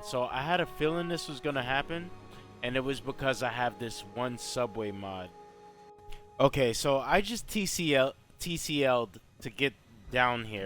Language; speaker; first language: English; native; English